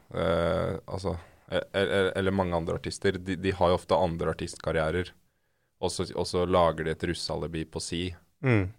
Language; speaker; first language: Norwegian; native; Norwegian